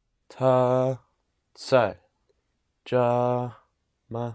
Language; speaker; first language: Chinese; non-native, learner; English